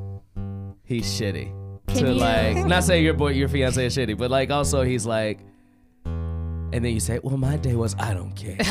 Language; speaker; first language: English; native; English